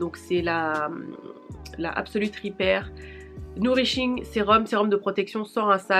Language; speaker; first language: French; native; French